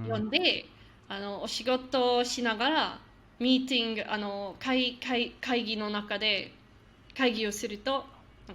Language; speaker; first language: Japanese; non-native, fluent; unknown